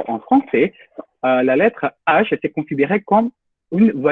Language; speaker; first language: French; non-native, fluent; Indonesian